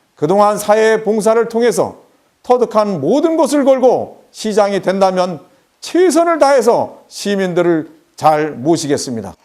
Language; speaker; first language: Korean; native; Korean